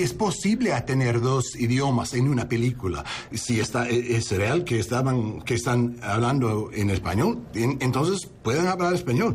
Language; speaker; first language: Spanish; early bilingual, heritage; English